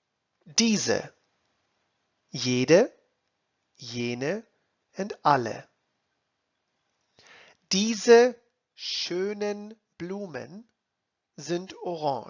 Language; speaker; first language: German; non-native, fluent; English